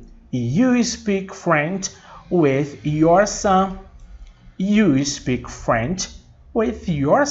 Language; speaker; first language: English; non-native, fluent; Portuguese